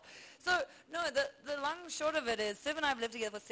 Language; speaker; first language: English; native; English